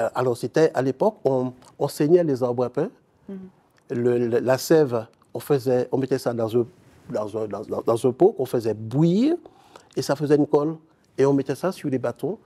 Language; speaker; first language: French; native; French